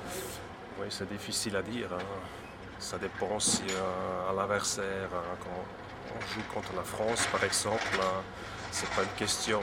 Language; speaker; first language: French; non-native, local second language; German